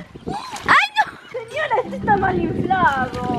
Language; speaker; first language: Spanish; native; Spanish